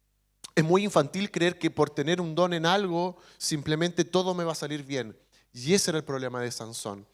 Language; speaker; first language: Spanish; native; Spanish